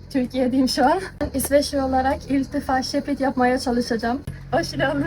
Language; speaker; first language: Turkish; non-native, fluent; Swedish